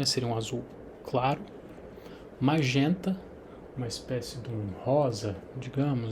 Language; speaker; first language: Portuguese; native; Portuguese